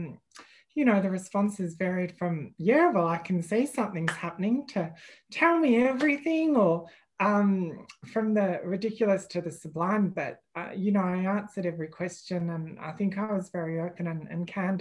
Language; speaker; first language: English; native; English